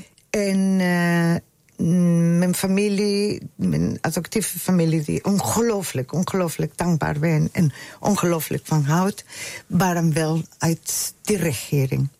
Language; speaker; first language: Dutch; non-native, fluent; Spanish